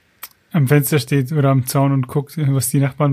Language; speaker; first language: German; native; German